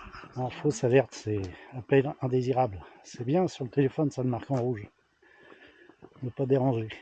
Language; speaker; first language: French; native; French